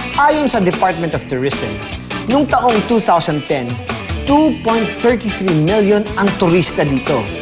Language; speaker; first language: Filipino; native; Filipino